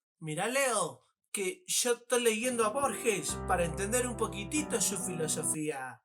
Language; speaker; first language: Spanish; native; Spanish